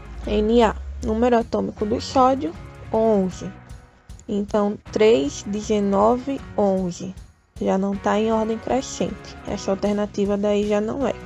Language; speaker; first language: Portuguese; native; Portuguese